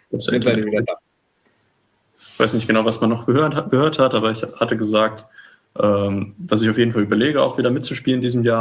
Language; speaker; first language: German; native; German